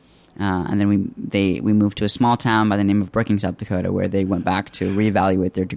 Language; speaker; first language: English; early bilingual, other home language; Arabic